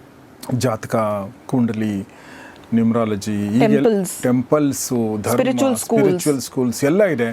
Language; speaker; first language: Kannada; native; Kannada